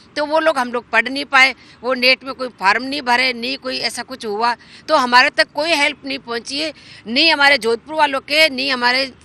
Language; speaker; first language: Hindi; native; Hindi